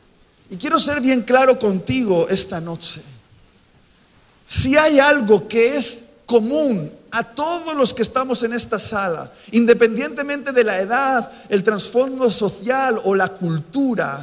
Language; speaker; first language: Spanish; native; Spanish